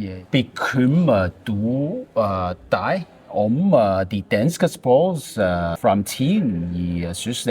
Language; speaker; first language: Danish; non-native, learner; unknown